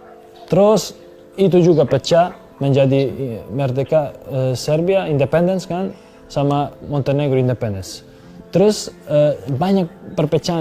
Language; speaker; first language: Indonesian; non-native, fluent; Serbian